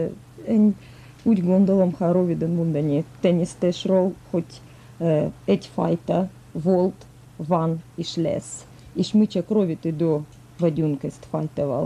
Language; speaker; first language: Hungarian; non-native, fluent; Russian